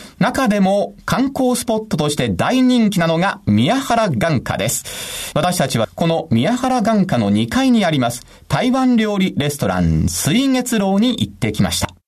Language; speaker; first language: Japanese; native; Japanese